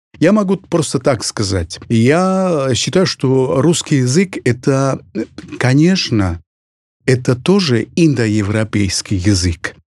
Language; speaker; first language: Russian; non-native, fluent; Spanish